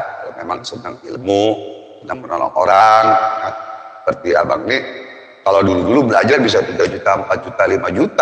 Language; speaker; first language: Indonesian; native; Indonesian